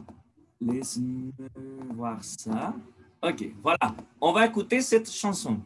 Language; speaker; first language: French; non-native, fluent; Spanish